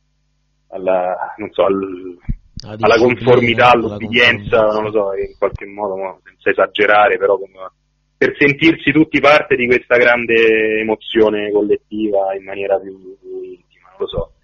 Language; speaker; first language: Italian; native; Italian